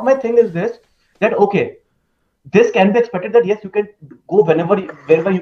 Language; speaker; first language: English; non-native, local second language; Hindi